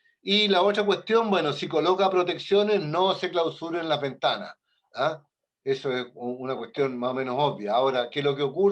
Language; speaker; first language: Spanish; native; Spanish